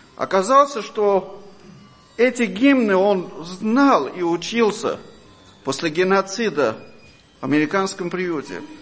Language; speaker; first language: Russian; non-native, fluent; Armenian